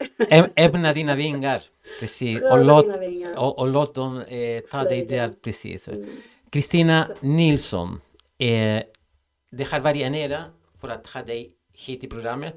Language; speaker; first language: Swedish; non-native, fluent; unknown